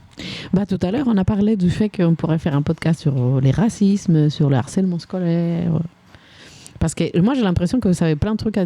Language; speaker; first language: French; native; French